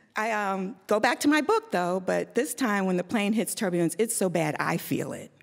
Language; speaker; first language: English; native; English